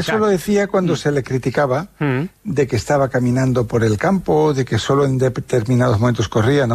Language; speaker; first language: Spanish; native; Spanish